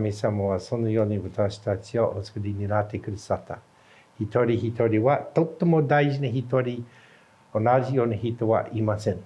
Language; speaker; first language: Japanese; non-native, fluent; English